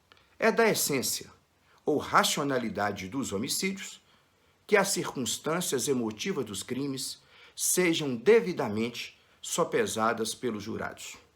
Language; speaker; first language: Portuguese; native; Portuguese